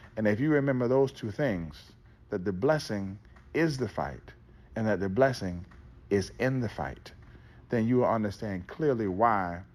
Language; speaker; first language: English; native; English